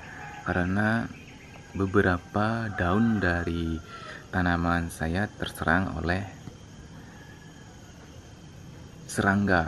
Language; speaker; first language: Indonesian; native; Indonesian